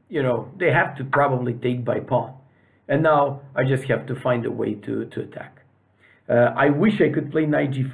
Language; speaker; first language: English; non-native, fluent; Serbian